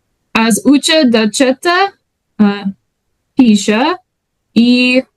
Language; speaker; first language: Bulgarian; non-native, learner; English